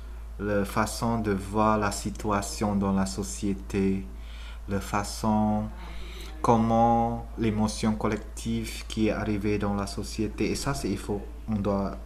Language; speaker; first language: French; non-native, fluent; Vietnamese